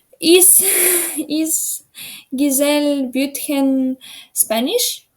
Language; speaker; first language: English; non-native, fluent; Ukrainian